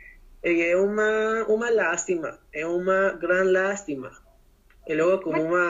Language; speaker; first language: Portuguese; non-native, learner; Spanish